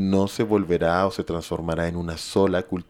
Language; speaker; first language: Spanish; native; Spanish